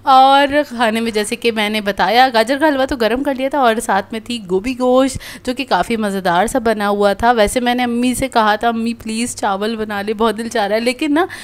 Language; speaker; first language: Hindi; native; Hindi